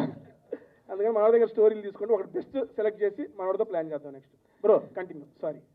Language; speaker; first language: Telugu; native; Telugu